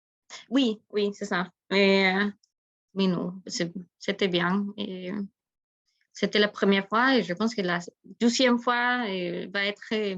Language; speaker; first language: French; non-native, learner; Spanish